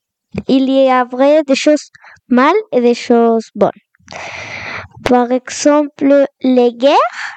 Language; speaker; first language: French; non-native, learner; Spanish